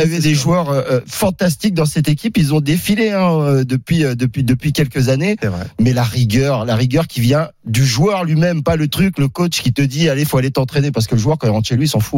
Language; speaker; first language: French; native; French